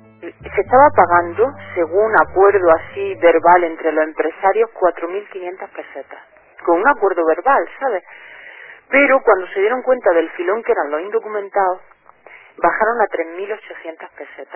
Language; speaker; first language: Spanish; native; Spanish